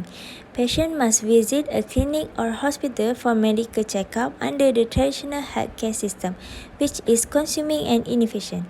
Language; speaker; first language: English; non-native, local second language; Malay